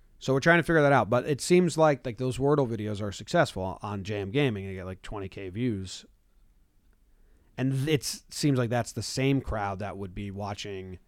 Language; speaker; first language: English; native; English